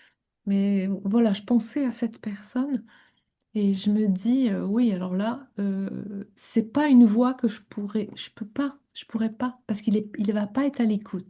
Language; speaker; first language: French; native; French